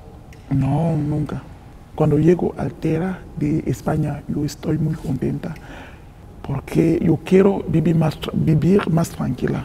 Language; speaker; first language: Spanish; non-native, learner; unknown